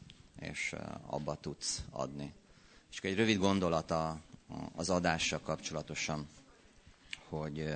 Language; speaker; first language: Hungarian; native; Hungarian